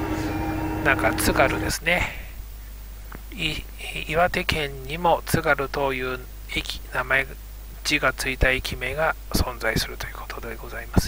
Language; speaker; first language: Japanese; native; Japanese